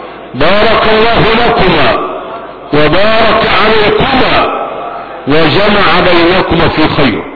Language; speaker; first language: Arabic; native; Arabic